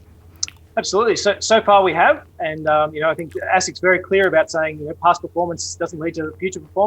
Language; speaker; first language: English; native; English